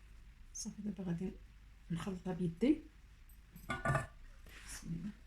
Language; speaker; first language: Arabic; native; Arabic